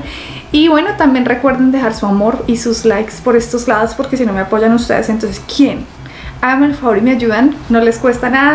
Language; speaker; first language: Spanish; native; Spanish